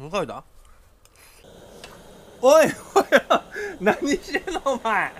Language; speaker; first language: Japanese; native; Japanese